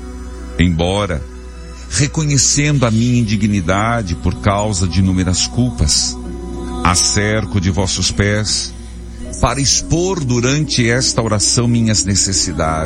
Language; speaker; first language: Portuguese; native; Portuguese